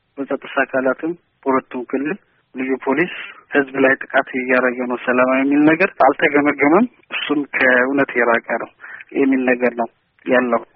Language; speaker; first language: Amharic; non-native, local second language; Somali